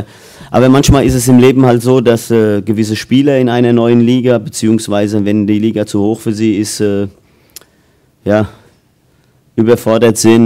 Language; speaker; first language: German; native; German